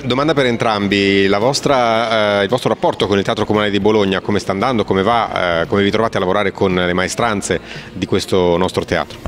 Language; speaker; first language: Italian; native; Italian